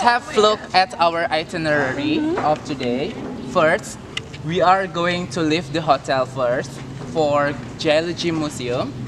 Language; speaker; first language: English; non-native, learner; Indonesian